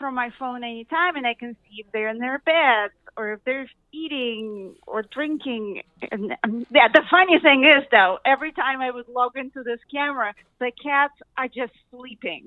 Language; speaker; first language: English; non-native, fluent; Russian